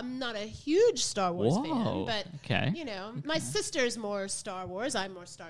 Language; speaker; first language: English; native; English